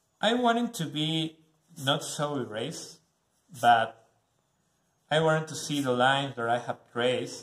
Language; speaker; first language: English; non-native, learner; Spanish